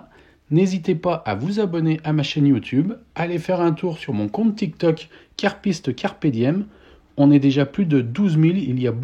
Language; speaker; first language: French; native; French